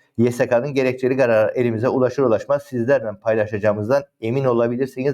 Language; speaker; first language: Turkish; native; Turkish